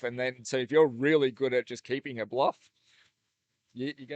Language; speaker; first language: English; native; English